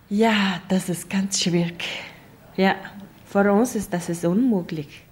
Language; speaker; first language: German; non-native, learner; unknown